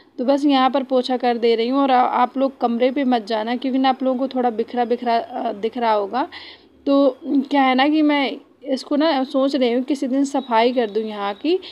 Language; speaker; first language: Hindi; native; Hindi